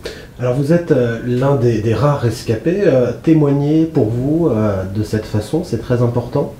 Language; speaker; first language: French; native; French